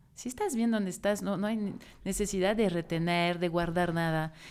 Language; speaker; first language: Spanish; non-native, fluent; French